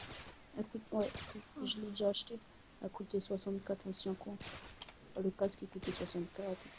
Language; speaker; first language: French; native; French